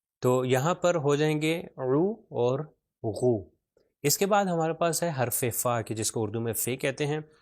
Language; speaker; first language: Urdu; non-native, local second language; Punjabi